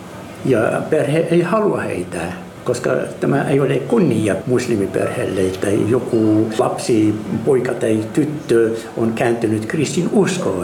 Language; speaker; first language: Finnish; non-native, learner; Arabic